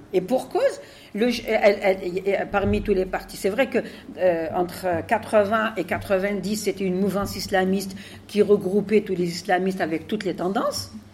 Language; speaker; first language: French; non-native, local second language; Arabic